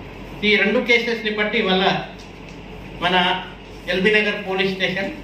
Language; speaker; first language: Telugu; native; Telugu